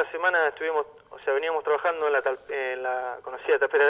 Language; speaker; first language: Spanish; native; Spanish